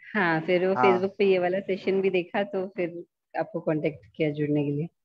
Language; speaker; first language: Hindi; native; Hindi